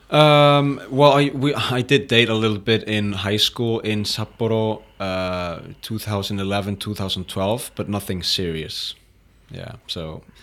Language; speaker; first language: English; non-native, fluent; Icelandic